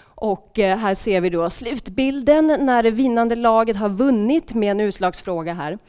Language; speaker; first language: Swedish; native; Swedish